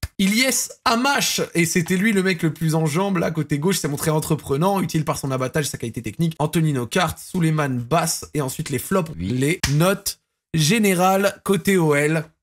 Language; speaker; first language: French; native; French